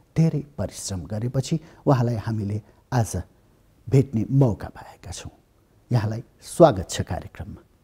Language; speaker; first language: Nepali; native; Nepali